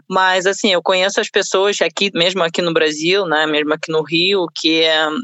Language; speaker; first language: Portuguese; non-native, fluent; Russian